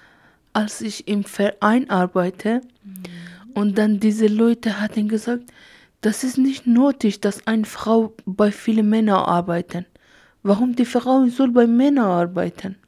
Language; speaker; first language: German; non-native, learner; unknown